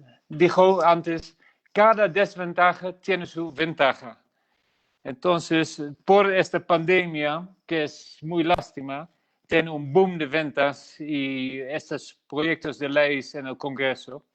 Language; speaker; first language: Spanish; non-native, learner; Dutch